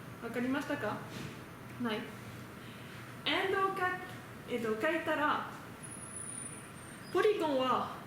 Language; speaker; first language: Japanese; non-native, learner; French